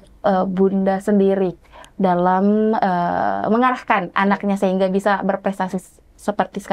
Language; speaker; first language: Indonesian; native; Indonesian